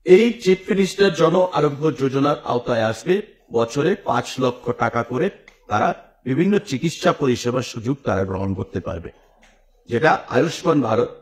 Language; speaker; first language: Bangla; native; Bangla